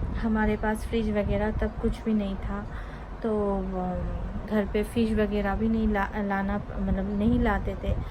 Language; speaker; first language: Hindi; non-native, local second language; Bangla